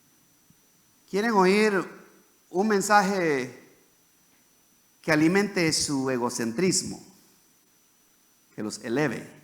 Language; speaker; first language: Spanish; native; Spanish